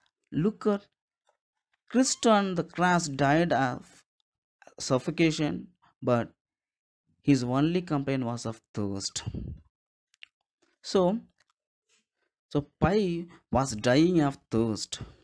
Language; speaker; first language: English; non-native, local second language; Tamil